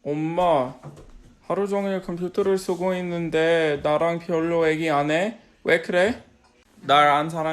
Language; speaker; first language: Korean; non-native, learner; English